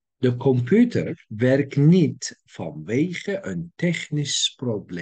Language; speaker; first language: Dutch; non-native, fluent; Turkish